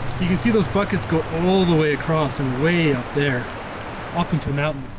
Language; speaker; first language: English; native; English